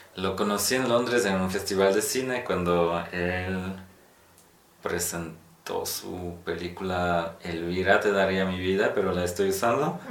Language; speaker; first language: Spanish; non-native, fluent; Polish